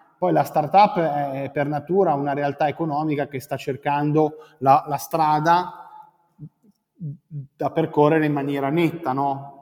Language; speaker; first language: Italian; native; Italian